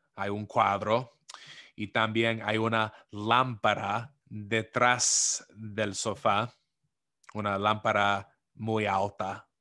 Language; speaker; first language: Spanish; non-native, fluent; English